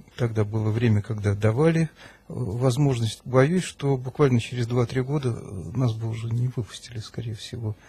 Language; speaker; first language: Russian; native; Russian